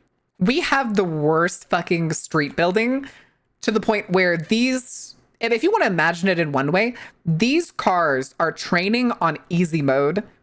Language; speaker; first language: English; native; English